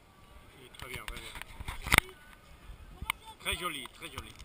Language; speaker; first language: French; non-native, learner; Spanish